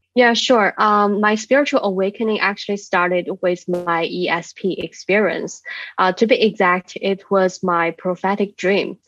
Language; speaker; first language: English; non-native, fluent; Chinese